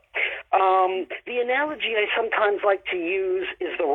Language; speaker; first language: English; native; English